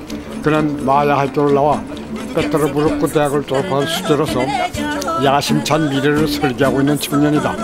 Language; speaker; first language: Korean; native; Korean